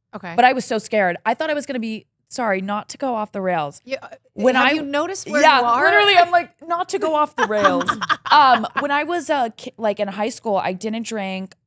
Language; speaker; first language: English; native; English